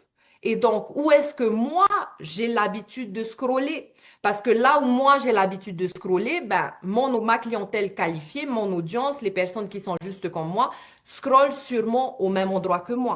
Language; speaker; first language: French; native; French